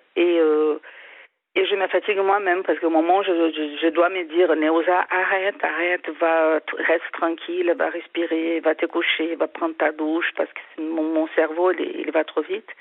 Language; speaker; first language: French; non-native, fluent; Portuguese